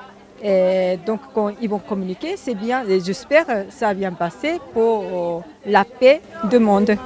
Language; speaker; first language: French; non-native, learner; Japanese